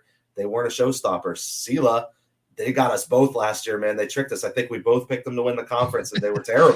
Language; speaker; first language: English; native; English